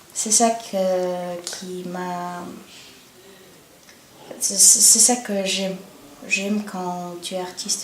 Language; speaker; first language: French; non-native, learner; Bulgarian